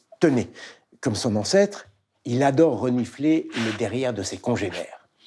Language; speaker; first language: French; native; French